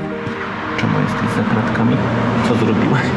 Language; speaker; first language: Polish; native; Polish